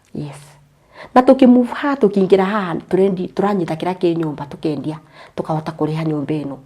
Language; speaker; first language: Kikuyu; native; Kikuyu